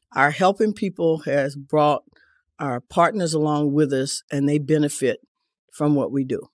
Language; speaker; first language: English; native; English